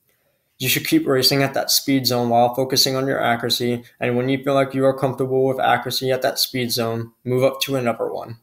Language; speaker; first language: English; native; English